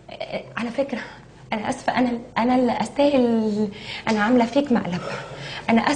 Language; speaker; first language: Arabic; native; Arabic